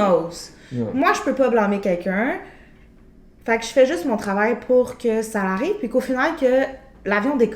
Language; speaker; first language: French; native; French